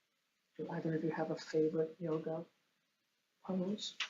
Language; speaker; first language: English; native; English